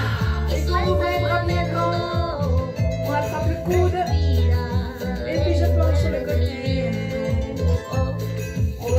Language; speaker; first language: French; native; French